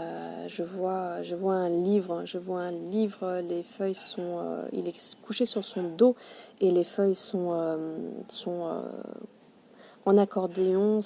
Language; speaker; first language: French; native; French